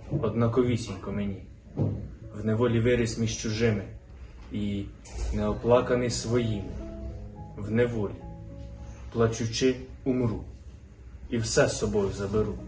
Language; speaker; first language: Ukrainian; native; Ukrainian